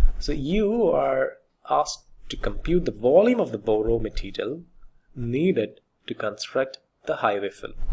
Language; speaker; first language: English; non-native, local second language; Malayalam